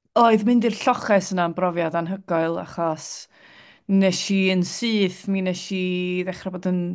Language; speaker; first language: Welsh; native; Welsh